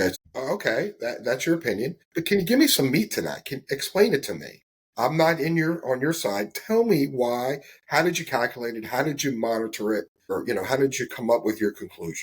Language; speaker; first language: English; native; English